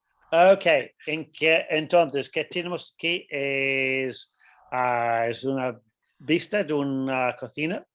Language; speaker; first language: Spanish; non-native, fluent; English